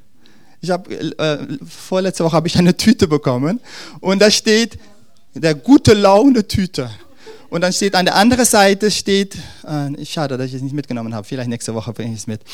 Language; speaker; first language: German; non-native, fluent; Dutch